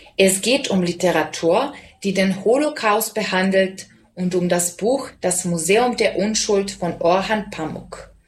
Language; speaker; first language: German; non-native, fluent; Serbian